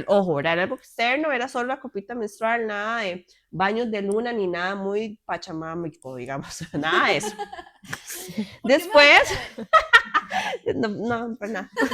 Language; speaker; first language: Spanish; native; Spanish